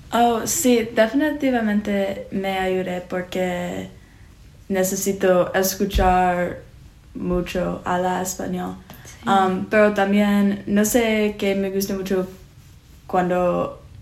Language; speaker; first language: Spanish; non-native, learner; English